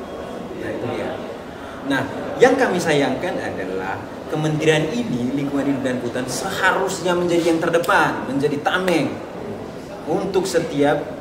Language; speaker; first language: Indonesian; native; Indonesian